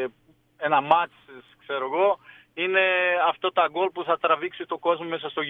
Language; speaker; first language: Greek; non-native, fluent; Portuguese